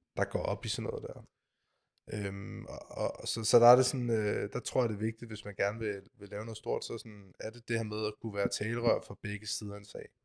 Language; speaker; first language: Danish; native; Danish